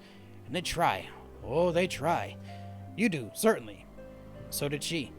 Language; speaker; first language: English; native; English